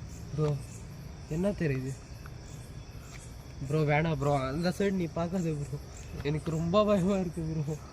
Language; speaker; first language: Tamil; non-native, local second language; Kannada